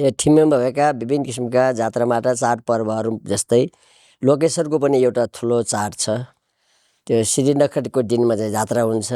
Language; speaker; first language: Nepali; non-native, local second language; Newari